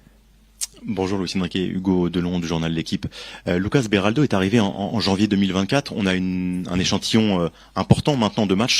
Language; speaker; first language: French; native; French